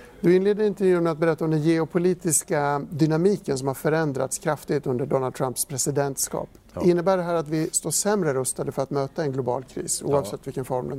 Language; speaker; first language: Swedish; native; Swedish